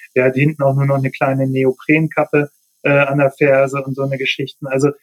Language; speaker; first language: German; native; German